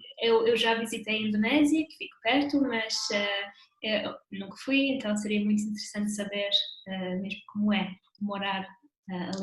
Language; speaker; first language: Portuguese; non-native, fluent; English